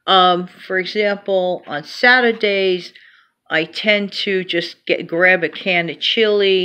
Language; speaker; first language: English; native; English